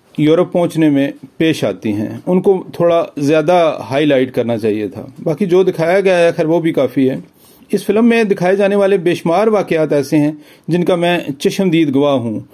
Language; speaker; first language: Urdu; non-native, local second language; Pahari-Potwari